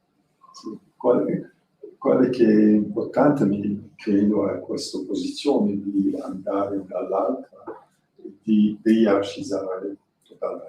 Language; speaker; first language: Italian; non-native, learner; French